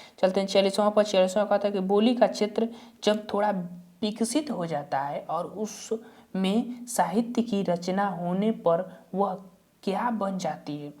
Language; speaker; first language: Hindi; native; Hindi